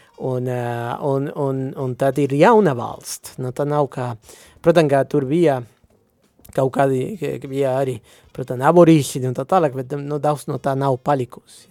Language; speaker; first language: Latvian; non-native, fluent; Spanish